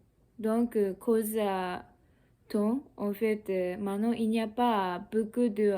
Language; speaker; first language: French; non-native, learner; Japanese